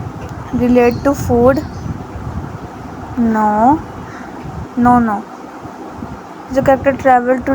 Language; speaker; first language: English; non-native, learner; Urdu